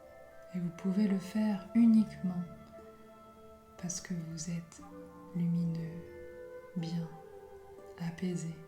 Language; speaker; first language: French; native; French